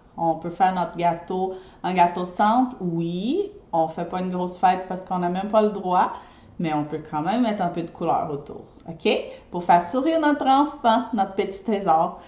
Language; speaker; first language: French; non-native, fluent; Portuguese